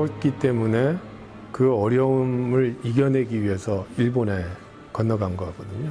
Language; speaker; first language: Korean; native; Korean